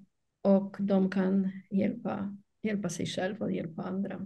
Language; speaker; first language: Swedish; non-native, fluent; Polish